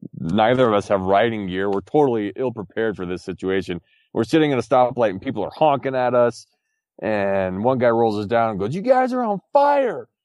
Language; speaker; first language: English; native; English